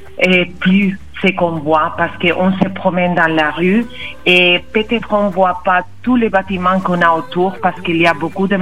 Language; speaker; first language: French; non-native, fluent; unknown